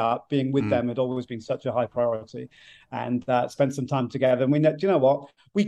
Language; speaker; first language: English; native; English